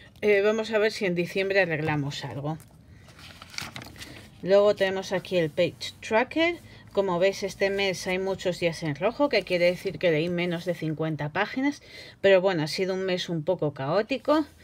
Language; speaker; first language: Spanish; native; Spanish